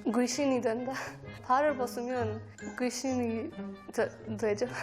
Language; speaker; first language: Korean; non-native, learner; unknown